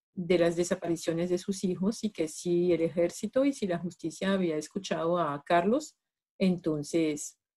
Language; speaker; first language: Spanish; non-native, fluent; French